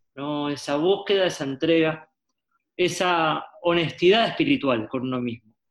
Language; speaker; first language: Spanish; native; Spanish